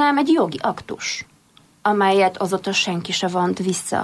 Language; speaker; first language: Hungarian; non-native, fluent; Polish